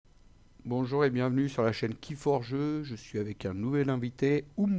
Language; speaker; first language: French; native; French